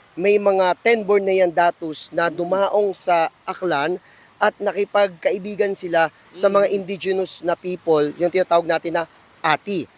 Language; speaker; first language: Filipino; non-native, local second language; Aklanon